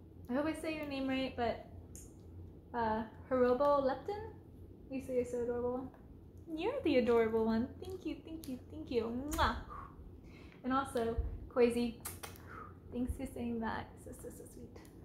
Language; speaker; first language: English; native; English